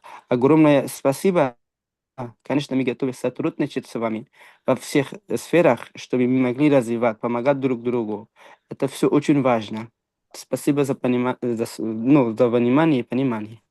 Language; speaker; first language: Russian; non-native, fluent; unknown